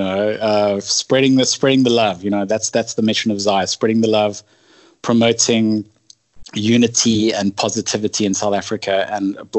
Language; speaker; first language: English; native; English